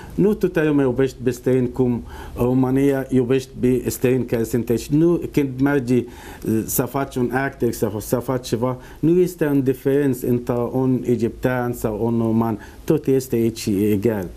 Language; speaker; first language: Romanian; non-native, learner; Arabic